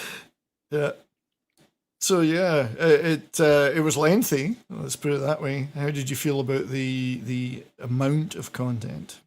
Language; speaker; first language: English; native; English